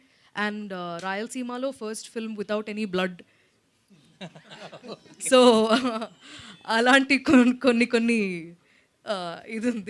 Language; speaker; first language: Telugu; non-native, local second language; Malayalam